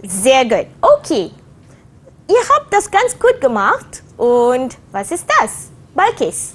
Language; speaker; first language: German; non-native, fluent; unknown